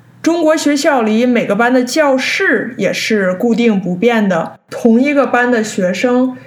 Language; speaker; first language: Chinese; early bilingual, heritage; Chinese